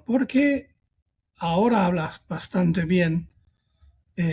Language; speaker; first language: Spanish; non-native, fluent; German